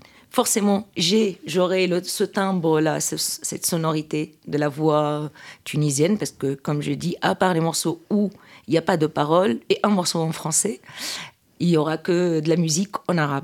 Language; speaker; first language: French; non-native, local second language; Arabic